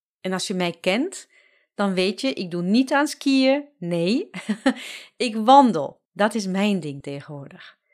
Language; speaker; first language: Dutch; non-native, fluent; French